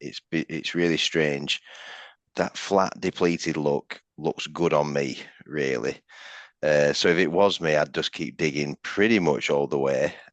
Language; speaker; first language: English; native; English